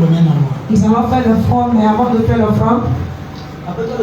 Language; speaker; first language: French; non-native, local second language; Ewe